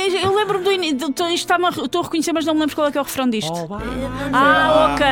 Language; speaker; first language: Portuguese; native; Portuguese